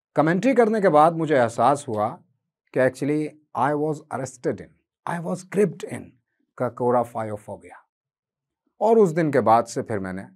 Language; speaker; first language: Hindi; native; Hindi